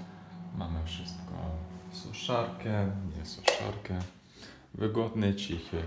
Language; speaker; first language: Polish; non-native, fluent; Ukrainian